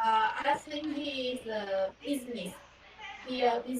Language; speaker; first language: English; non-native, learner; Vietnamese